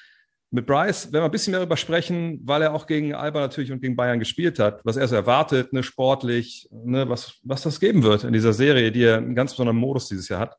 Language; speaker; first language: German; native; German